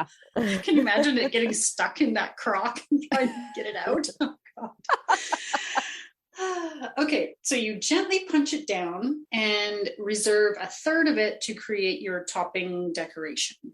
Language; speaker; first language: English; native; English